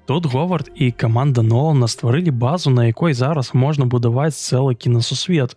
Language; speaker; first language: Belarusian; native; Belarusian